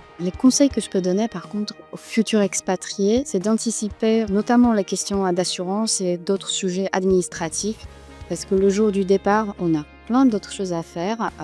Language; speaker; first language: French; non-native, fluent; Polish